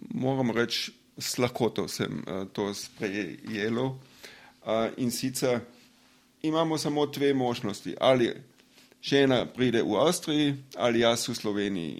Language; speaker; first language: Slovenian; non-native, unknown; German